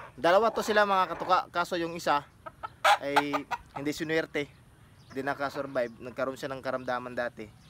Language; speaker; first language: Filipino; non-native, local second language; Cebuano